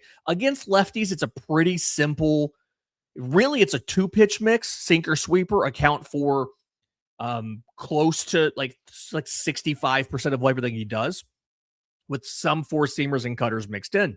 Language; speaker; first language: English; native; English